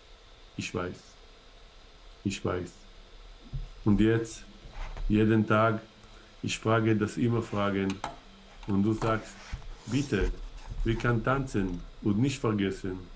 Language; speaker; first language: German; non-native, learner; Hebrew